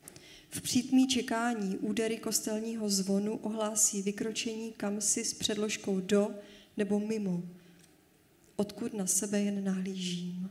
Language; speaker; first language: Czech; native; Czech